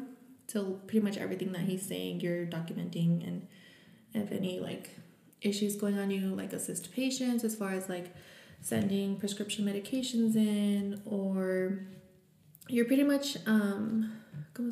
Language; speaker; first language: English; early bilingual, other home language; Spanish